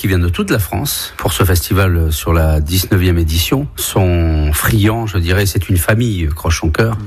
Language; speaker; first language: French; early bilingual, other home language; Spanish